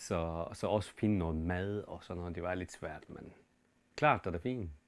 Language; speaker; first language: Danish; non-native, fluent; Turkish